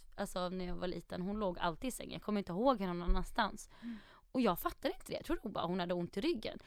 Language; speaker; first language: Swedish; early bilingual, other home language; Arabic